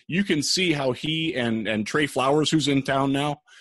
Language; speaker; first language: English; native; English